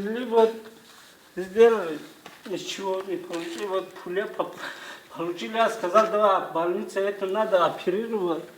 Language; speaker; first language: Russian; non-native, learner; Tajik